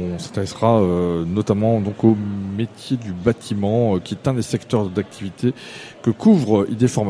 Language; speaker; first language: French; native; French